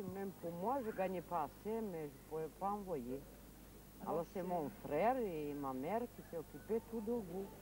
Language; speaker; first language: French; non-native, learner; Serbian